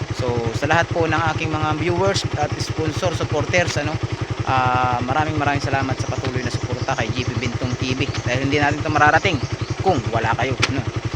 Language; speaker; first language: Filipino; native; Filipino